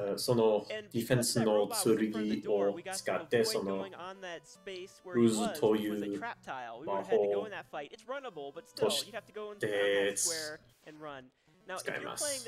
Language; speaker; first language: Japanese; non-native, learner; English